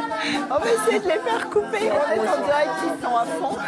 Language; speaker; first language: French; native; French